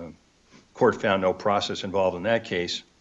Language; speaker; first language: English; native; English